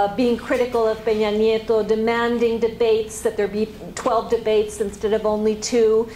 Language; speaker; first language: English; non-native, fluent; Spanish